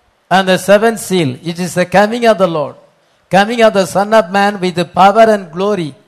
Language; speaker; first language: English; non-native, local second language; Tamil